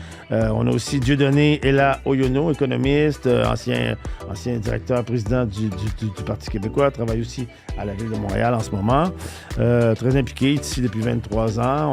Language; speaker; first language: French; native; French